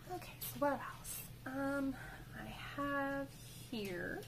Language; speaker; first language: English; native; English